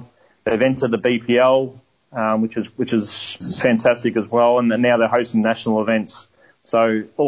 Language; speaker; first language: English; native; English